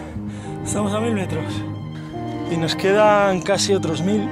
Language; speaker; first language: Spanish; native; Spanish